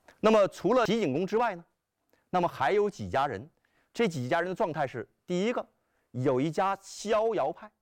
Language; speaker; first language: Chinese; native; Chinese